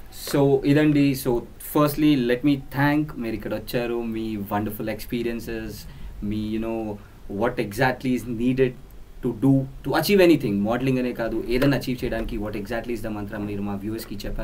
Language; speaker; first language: Telugu; native; Telugu